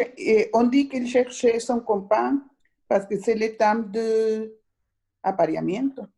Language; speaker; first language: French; non-native, learner; Spanish